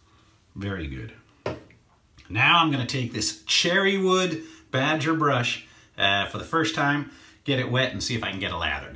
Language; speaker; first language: English; native; English